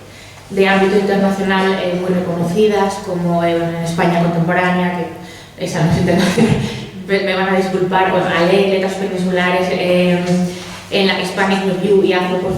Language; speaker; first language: Spanish; native; Spanish